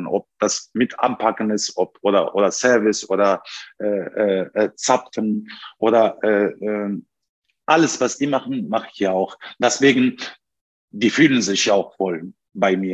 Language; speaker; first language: German; non-native, fluent; Turkish